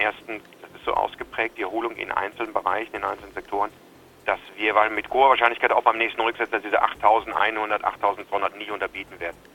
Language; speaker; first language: German; native; German